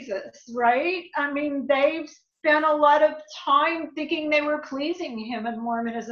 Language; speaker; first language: English; native; English